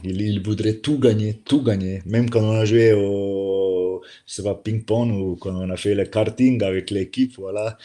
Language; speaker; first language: French; non-native, learner; Slovenian